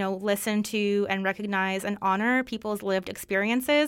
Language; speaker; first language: English; non-native, fluent; Russian